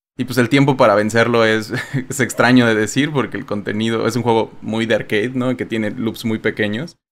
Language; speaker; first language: Spanish; native; Spanish